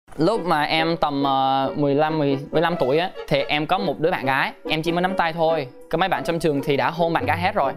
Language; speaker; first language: Vietnamese; early bilingual, heritage; Vietnamese